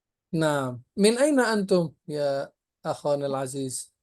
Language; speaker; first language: Arabic; non-native, fluent; Indonesian